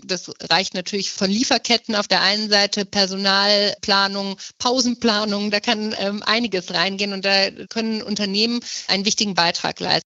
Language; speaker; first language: German; native; German